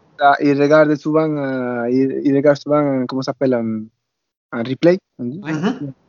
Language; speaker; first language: French; non-native, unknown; Spanish